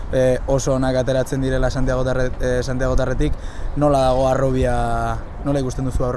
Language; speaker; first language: Basque; native; Basque